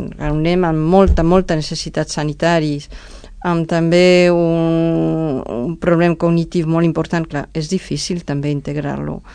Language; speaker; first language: Catalan; non-native, fluent; Spanish